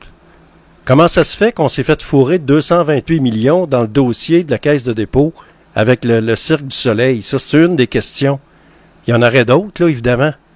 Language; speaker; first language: French; native; French